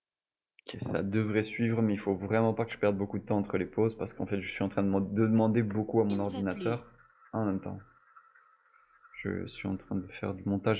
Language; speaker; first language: French; native; French